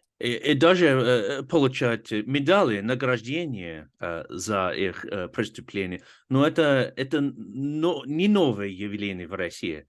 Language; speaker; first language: Russian; non-native, fluent; English